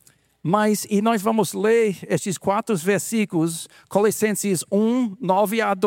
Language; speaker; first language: Portuguese; non-native, fluent; English